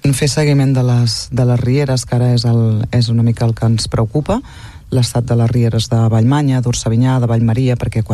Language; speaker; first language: Catalan; native; Catalan